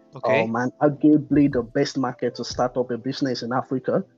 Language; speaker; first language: English; non-native, local second language; Yoruba